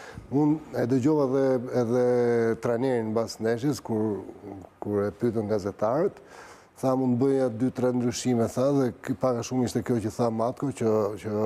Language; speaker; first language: Albanian; native; Albanian